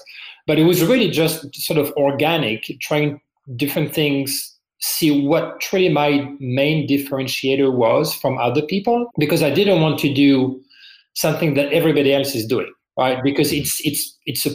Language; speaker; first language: English; non-native, fluent; French